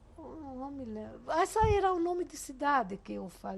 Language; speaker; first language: Portuguese; non-native, fluent; Hungarian